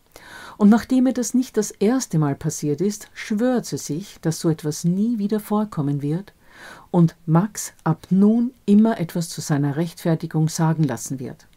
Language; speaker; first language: German; native; German